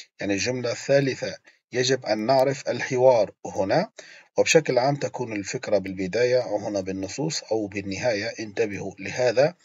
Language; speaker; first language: Arabic; non-native, fluent; Turkish